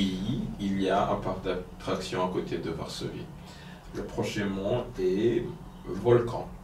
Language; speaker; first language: French; non-native, fluent; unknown